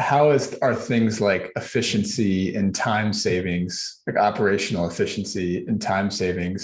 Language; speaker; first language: English; native; English